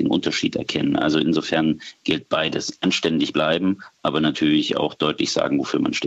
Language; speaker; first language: German; native; German